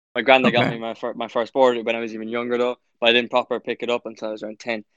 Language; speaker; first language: English; native; English